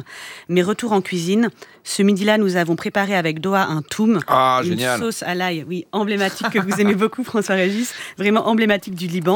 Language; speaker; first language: French; native; French